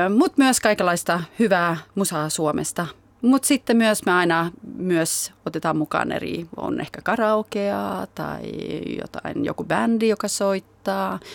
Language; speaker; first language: Finnish; early bilingual, heritage; Finnish